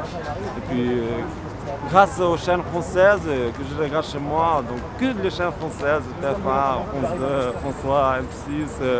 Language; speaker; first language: French; non-native, fluent; Albanian